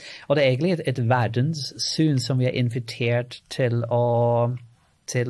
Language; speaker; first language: Norwegian; non-native, fluent; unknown